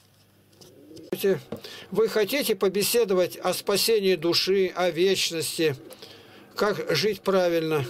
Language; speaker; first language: Russian; native; Russian